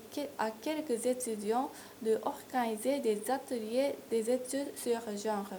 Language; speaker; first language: French; non-native, fluent; Japanese